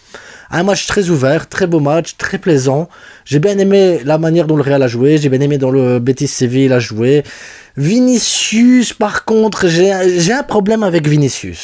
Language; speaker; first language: French; native; French